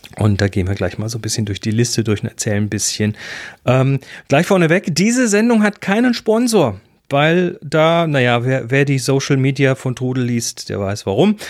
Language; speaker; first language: German; native; German